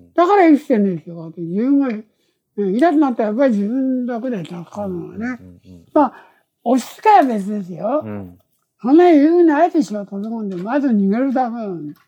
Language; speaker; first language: Japanese; native; Japanese